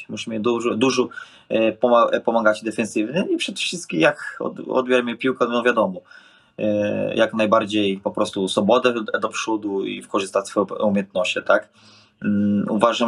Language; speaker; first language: Polish; non-native, fluent; Portuguese